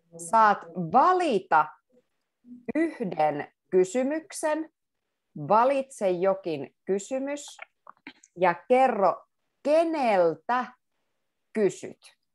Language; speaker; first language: Finnish; native; Finnish